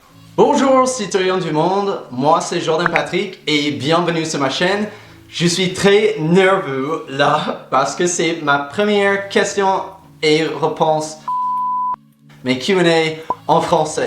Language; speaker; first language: French; non-native, fluent; English